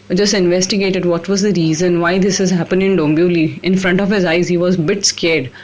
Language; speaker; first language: English; non-native, local second language; Marathi